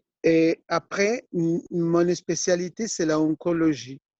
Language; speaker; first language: French; non-native, fluent; Spanish